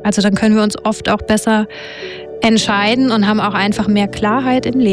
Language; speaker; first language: German; native; German